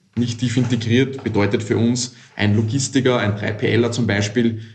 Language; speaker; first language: German; native; German